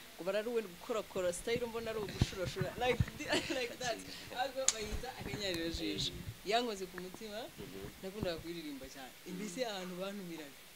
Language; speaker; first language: Kinyarwanda; native; Kinyarwanda